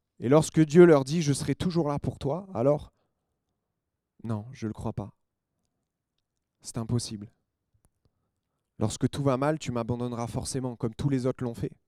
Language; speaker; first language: French; native; French